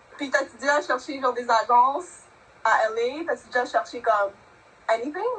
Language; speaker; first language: French; non-native, local second language; English